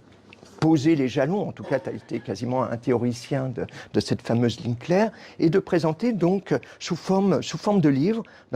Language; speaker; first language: French; native; French